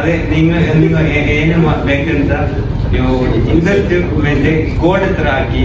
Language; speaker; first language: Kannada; non-native, local second language; Malayalam